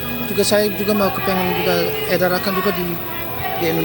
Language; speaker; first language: Indonesian; early bilingual, heritage; Dutch